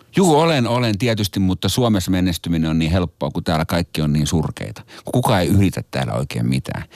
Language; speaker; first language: Finnish; native; Finnish